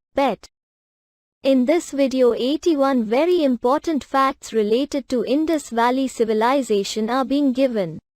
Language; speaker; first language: English; non-native, local second language; Hindi